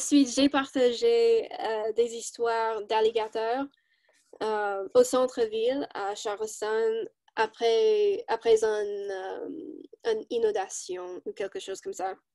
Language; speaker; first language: French; non-native, learner; English